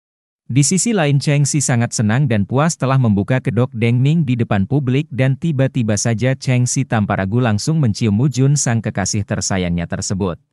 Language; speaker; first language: Indonesian; native; Indonesian